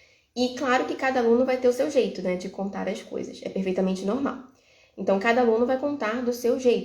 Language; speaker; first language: Portuguese; native; Portuguese